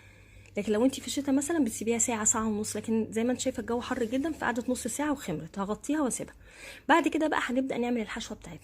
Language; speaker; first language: Arabic; native; Arabic